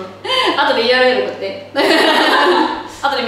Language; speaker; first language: Japanese; native; Japanese